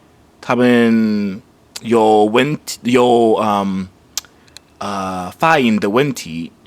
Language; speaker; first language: Chinese; non-native, learner; English